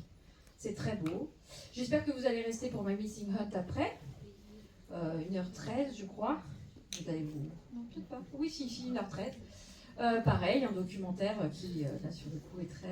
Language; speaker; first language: French; native; French